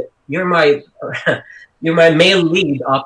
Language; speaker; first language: English; non-native, local second language; Filipino